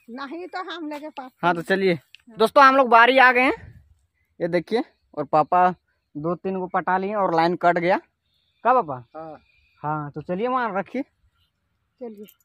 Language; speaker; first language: Hindi; native; Hindi